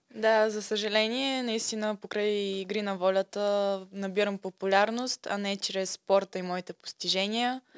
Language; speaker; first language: Bulgarian; early bilingual, other home language; Russian